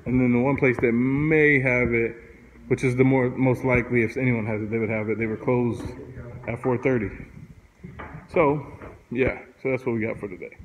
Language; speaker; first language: English; native; English